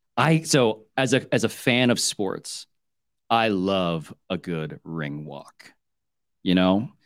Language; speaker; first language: English; early bilingual, other home language; Filipino